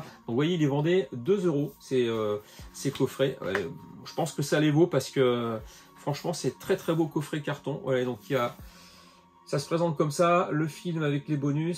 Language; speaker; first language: French; native; French